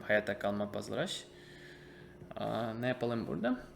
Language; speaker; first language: Turkish; non-native, fluent; Russian